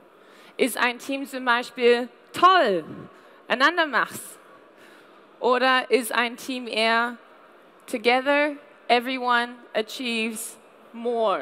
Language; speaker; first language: German; non-native, fluent; English